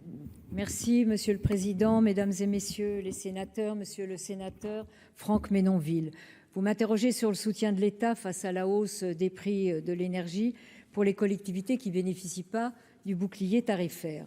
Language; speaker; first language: French; native; French